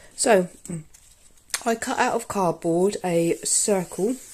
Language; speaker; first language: English; native; English